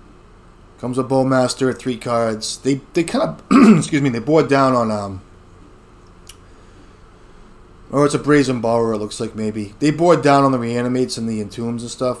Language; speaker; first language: English; native; English